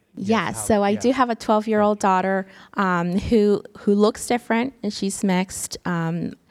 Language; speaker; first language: English; early bilingual, other home language; Spanish